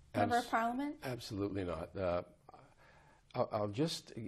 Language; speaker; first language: English; native; English